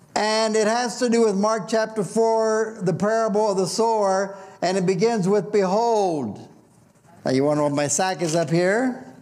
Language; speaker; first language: English; native; English